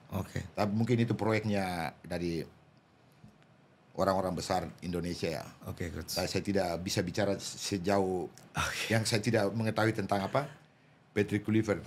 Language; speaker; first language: Indonesian; non-native, local second language; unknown